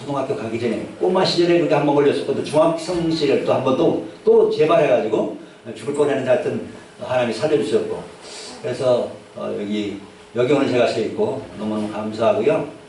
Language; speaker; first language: Korean; native; Korean